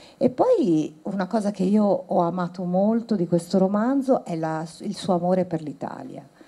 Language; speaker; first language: Italian; early bilingual, other home language; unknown